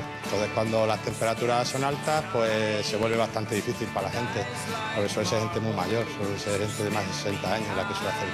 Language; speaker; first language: Spanish; native; Spanish